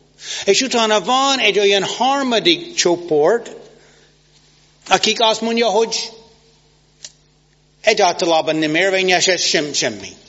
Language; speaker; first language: Hungarian; non-native, fluent; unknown